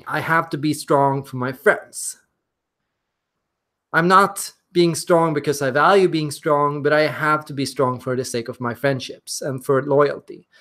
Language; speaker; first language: English; non-native, fluent; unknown